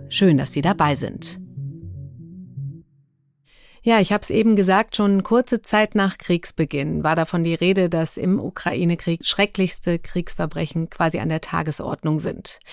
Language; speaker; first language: German; native; German